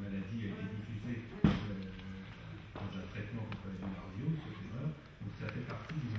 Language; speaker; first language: French; native; French